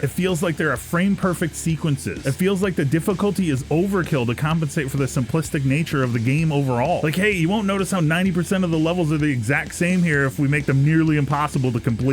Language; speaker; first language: English; native; English